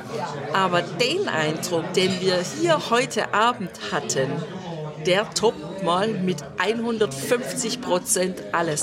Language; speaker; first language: German; native; German